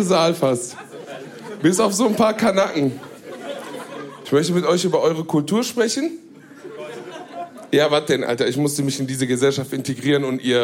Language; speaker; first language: German; native; German